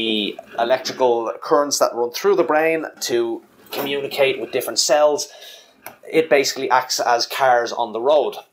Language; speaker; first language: English; native; English